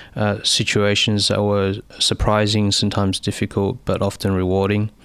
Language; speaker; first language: English; early bilingual, other home language; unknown